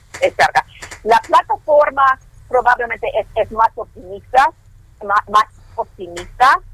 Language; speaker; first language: Spanish; non-native, fluent; English